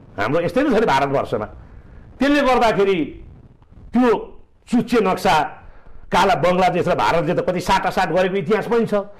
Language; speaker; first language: Nepali; native; Nepali